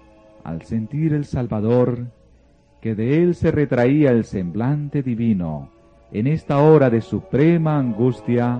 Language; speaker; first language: Spanish; native; Spanish